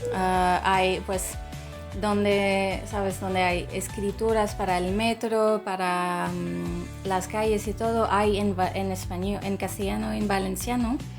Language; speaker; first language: Spanish; non-native, fluent; French